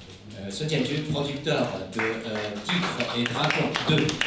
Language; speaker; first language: French; non-native, fluent; Chinese